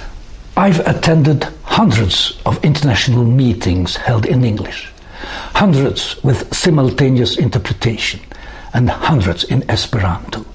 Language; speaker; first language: English; non-native, fluent; French